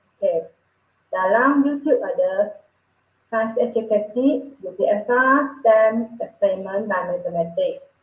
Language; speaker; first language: Malay; non-native, local second language; Chinese